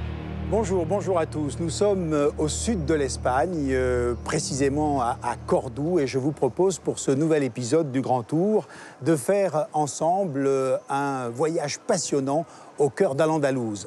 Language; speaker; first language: French; native; French